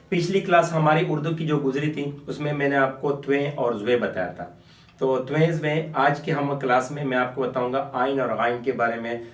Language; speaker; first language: Urdu; non-native, local second language; Pashto